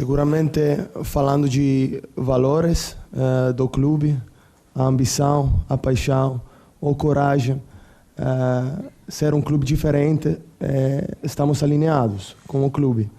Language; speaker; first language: Portuguese; non-native, learner; Italian